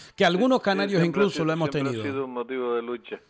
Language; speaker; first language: Spanish; native; Spanish